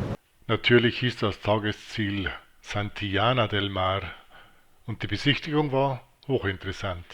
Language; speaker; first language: German; native; German